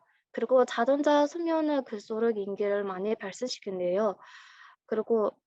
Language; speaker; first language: Korean; non-native, learner; Mongolian